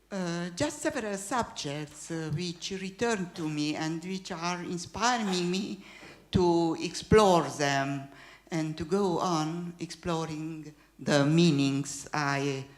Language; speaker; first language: English; non-native, fluent; Hungarian